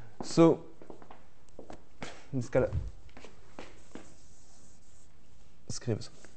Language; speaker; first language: Norwegian; non-native, fluent; French